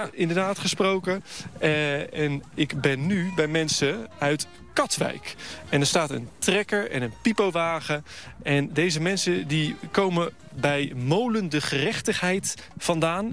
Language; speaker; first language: Dutch; native; Dutch